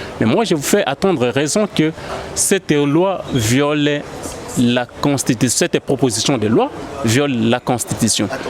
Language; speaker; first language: French; non-native, local second language; Lingala